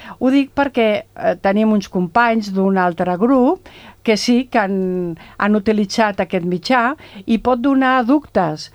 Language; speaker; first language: Catalan; non-native, local second language; Spanish